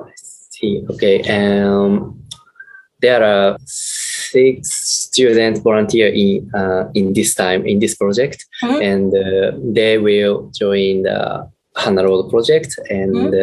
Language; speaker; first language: English; non-native, learner; Japanese